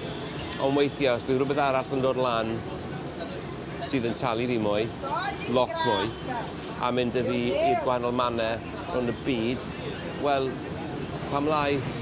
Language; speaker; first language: Welsh; native; Welsh